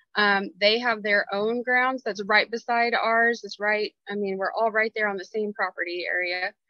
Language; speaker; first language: English; native; English